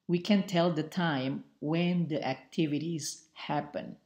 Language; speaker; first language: English; non-native, fluent; Indonesian